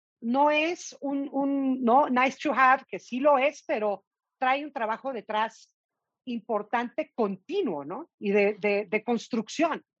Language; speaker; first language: Spanish; native; Spanish